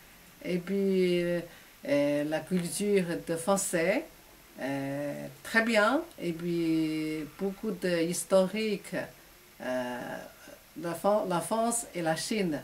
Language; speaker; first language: French; non-native, learner; Chinese